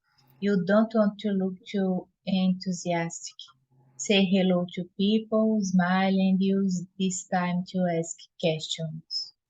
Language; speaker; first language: English; non-native, learner; Portuguese